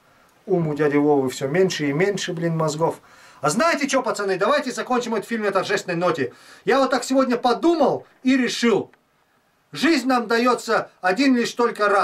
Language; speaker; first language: Russian; native; Russian